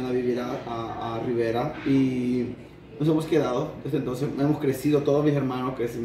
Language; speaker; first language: Spanish; native; Spanish